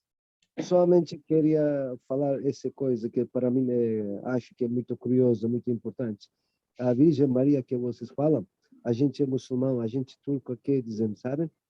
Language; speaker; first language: Portuguese; non-native, learner; Turkish